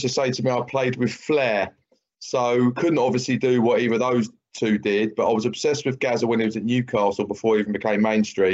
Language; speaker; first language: English; native; English